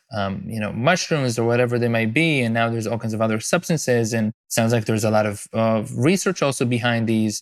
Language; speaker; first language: English; non-native, fluent; Hebrew